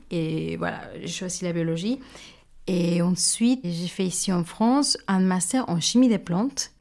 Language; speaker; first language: French; non-native, fluent; Spanish